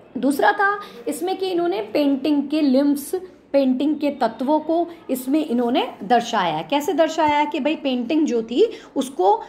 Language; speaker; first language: Hindi; native; Hindi